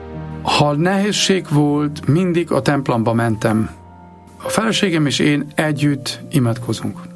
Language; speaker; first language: Hungarian; non-native, learner; German